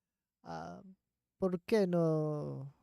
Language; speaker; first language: Spanish; non-native, learner; English